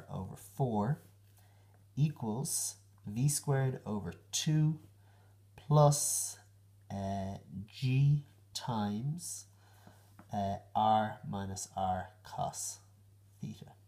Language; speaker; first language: English; native; English